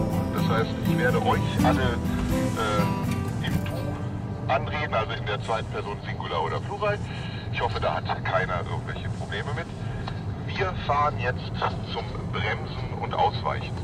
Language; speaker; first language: German; native; German